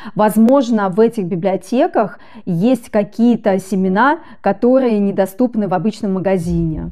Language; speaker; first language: Russian; native; Russian